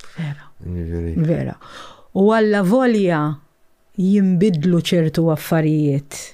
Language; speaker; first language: Maltese; early bilingual, heritage; Maltese